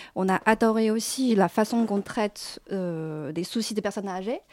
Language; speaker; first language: French; non-native, fluent; Chinese